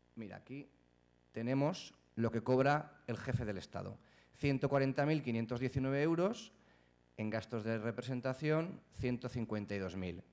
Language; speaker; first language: Spanish; native; Spanish